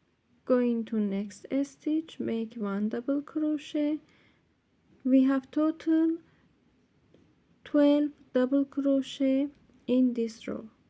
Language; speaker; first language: English; non-native, learner; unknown